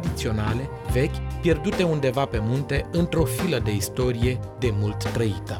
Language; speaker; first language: Romanian; native; Romanian